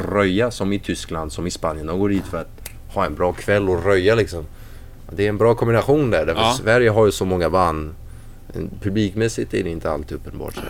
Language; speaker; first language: Swedish; non-native, fluent; French